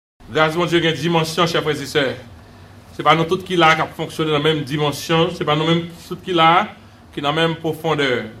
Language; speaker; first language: French; native; French